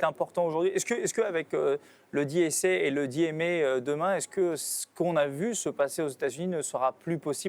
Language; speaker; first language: French; native; French